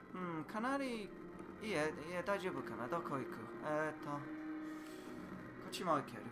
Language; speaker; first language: Japanese; non-native, learner; English